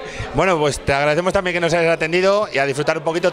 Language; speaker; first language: Spanish; native; Spanish